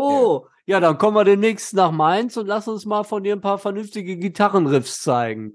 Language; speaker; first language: German; native; German